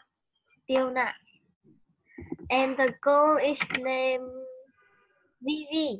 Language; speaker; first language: English; non-native, learner; Vietnamese